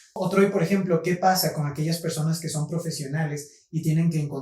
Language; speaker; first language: Spanish; native; Spanish